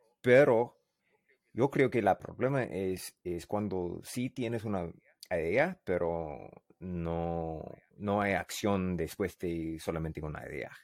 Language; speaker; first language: Spanish; non-native, learner; English